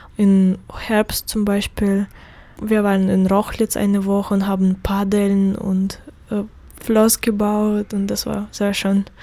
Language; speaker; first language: German; non-native, fluent; Russian